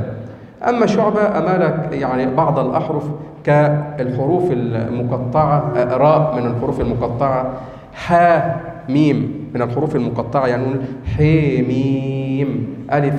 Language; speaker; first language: Arabic; native; Arabic